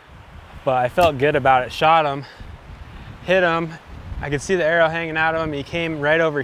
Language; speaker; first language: English; native; English